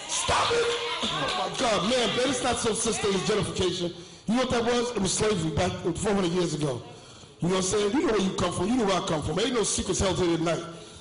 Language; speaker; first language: English; native; English